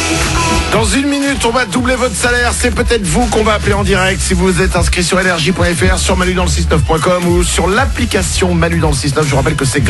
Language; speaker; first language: French; native; French